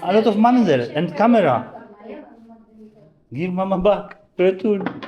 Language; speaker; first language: English; non-native, learner; Polish